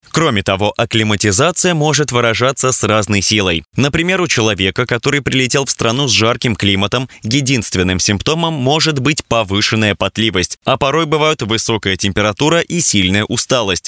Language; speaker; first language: Russian; native; Russian